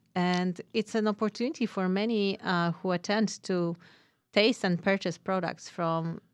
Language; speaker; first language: English; non-native, fluent; Polish